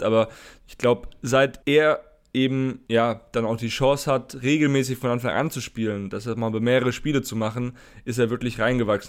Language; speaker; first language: German; native; German